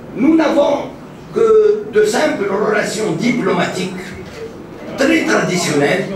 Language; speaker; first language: French; non-native, local second language; Arabic